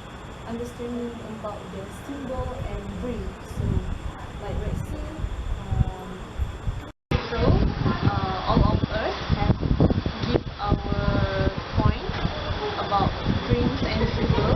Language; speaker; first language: English; non-native, learner; Malay